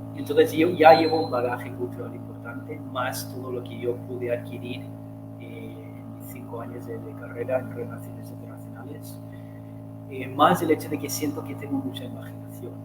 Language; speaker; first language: Spanish; non-native, fluent; English